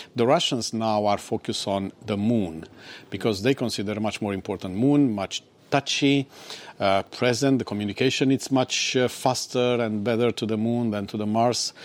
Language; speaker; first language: English; non-native, fluent; Romanian